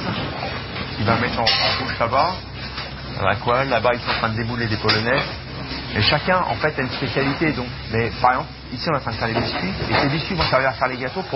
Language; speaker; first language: French; native; French